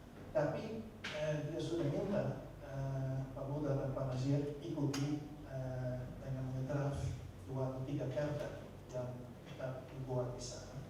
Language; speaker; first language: Indonesian; non-native, fluent; Dutch